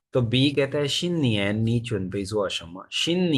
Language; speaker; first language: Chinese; non-native, fluent; Urdu